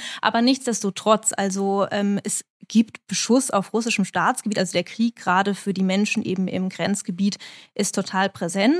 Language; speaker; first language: German; native; German